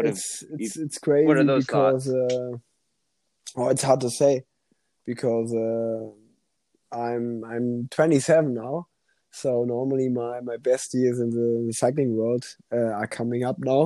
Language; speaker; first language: English; non-native, fluent; German